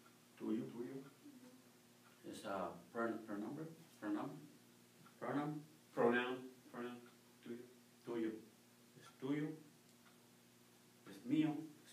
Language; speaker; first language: English; non-native, learner; Spanish